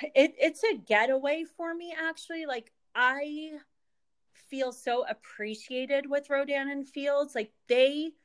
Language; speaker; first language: English; native; English